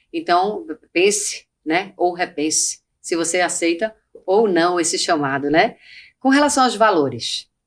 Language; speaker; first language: Portuguese; native; Portuguese